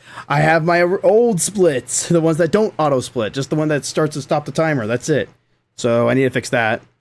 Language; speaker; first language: English; native; English